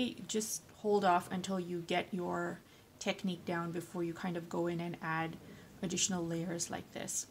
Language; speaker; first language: English; native; English